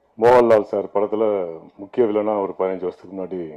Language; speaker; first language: Tamil; native; Tamil